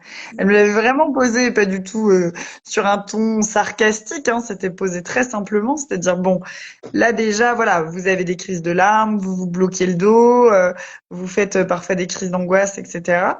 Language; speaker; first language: French; native; French